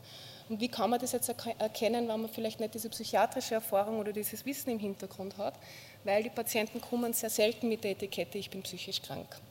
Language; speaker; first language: German; native; German